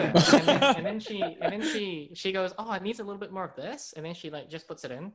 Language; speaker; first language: English; non-native, local second language; Cantonese